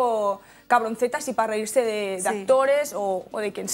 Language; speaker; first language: Spanish; native; Spanish